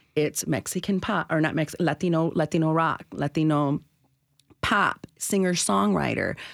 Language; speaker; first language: English; native; English